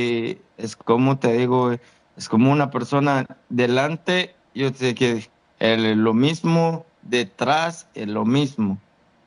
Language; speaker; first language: Spanish; non-native, fluent; Haitian Creole